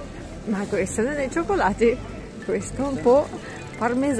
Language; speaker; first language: Italian; non-native, learner; Russian